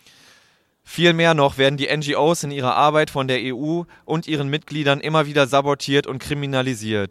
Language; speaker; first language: German; native; German